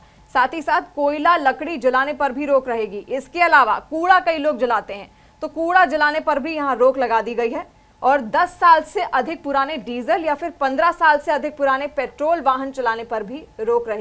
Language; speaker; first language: Hindi; native; Hindi